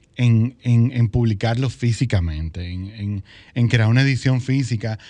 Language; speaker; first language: Spanish; native; Spanish